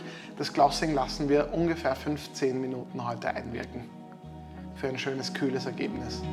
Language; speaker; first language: German; native; German